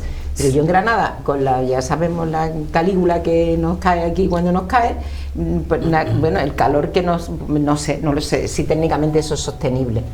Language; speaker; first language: Spanish; native; Spanish